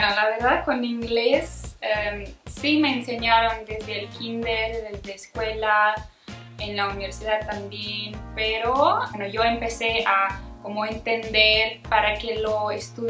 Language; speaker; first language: Spanish; non-native, fluent; Ukrainian